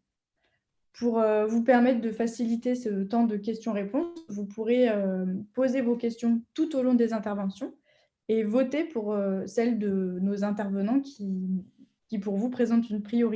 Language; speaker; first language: French; native; French